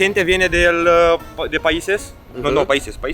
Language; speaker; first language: Spanish; non-native, learner; Romanian